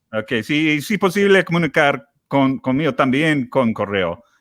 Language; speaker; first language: Spanish; non-native, learner; English